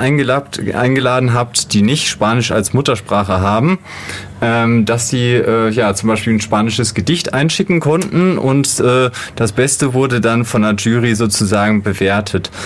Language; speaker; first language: German; native; German